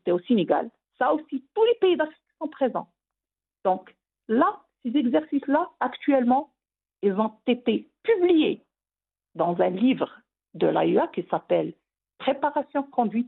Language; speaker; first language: French; non-native, local second language; Arabic